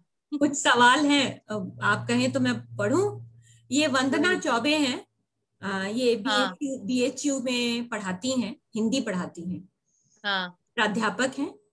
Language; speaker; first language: Hindi; native; Hindi